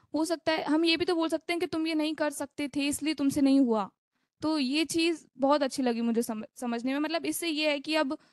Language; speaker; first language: Hindi; native; Hindi